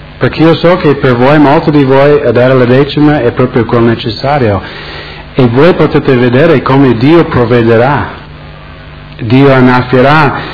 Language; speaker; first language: Italian; non-native, fluent; English